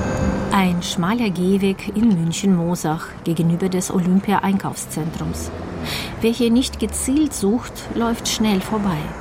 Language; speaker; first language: German; native; German